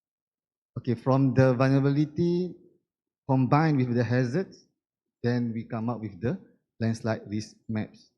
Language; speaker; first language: English; non-native, fluent; Malay